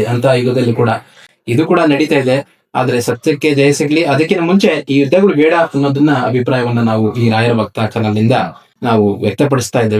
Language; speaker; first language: Kannada; native; Kannada